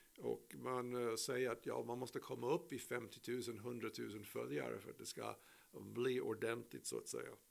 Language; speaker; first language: Swedish; non-native, fluent; English